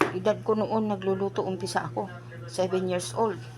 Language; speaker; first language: Filipino; non-native, local second language; Cebuano